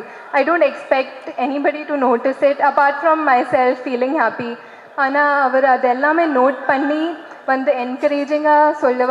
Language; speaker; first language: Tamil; non-native, learner; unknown